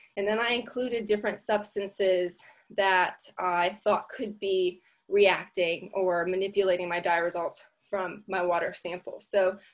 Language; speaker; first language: English; native; English